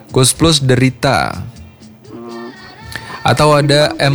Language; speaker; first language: Indonesian; native; Indonesian